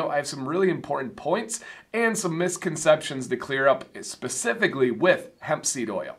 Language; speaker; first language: English; native; English